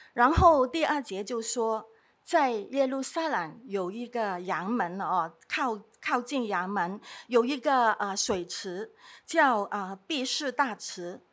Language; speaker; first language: Chinese; non-native, fluent; Cantonese